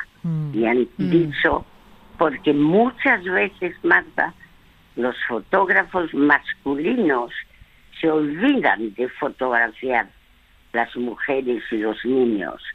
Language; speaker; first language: Spanish; early bilingual, other home language; French